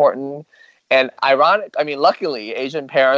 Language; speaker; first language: English; non-native, local second language; Cantonese